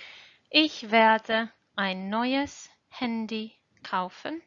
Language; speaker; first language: German; non-native, fluent; English